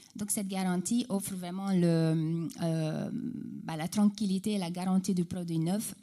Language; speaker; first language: French; non-native, fluent; Hungarian